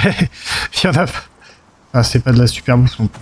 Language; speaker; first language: French; native; French